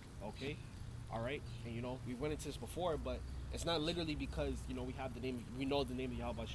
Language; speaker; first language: English; native; English